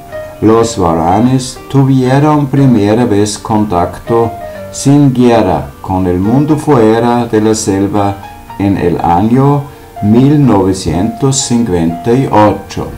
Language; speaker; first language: Spanish; non-native, learner; German